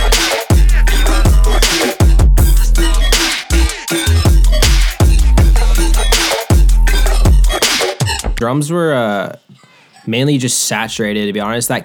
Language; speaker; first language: English; native; English